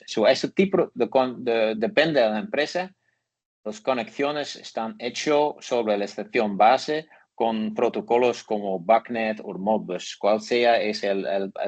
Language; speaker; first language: Spanish; non-native, learner; Dutch